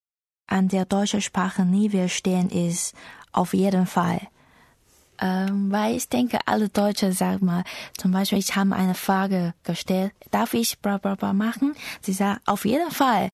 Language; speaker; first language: German; non-native, learner; Chinese